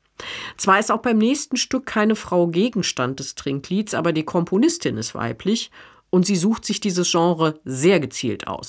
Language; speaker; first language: German; native; German